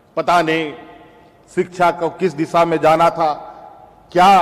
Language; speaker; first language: Hindi; native; Hindi